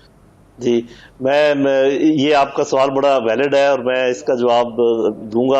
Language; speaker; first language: Urdu; native; Urdu